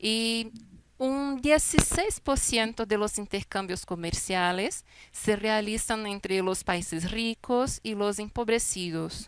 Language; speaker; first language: Spanish; non-native, fluent; Portuguese